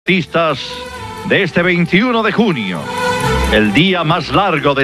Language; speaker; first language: Spanish; native; Spanish